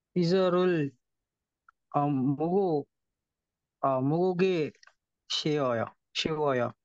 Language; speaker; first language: Korean; non-native, learner; Filipino